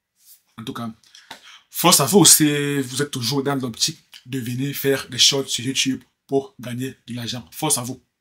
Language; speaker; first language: French; native; French